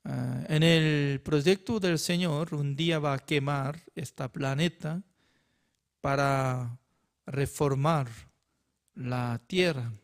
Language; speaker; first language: Spanish; non-native, fluent; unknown